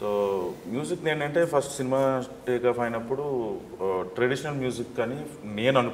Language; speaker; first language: Telugu; native; Telugu